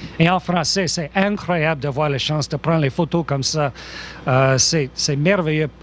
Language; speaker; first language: French; non-native, local second language; English